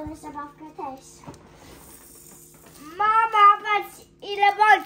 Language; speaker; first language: Polish; early bilingual, heritage; Polish